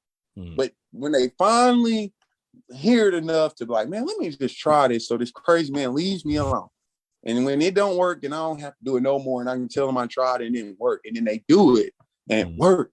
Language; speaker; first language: English; native; English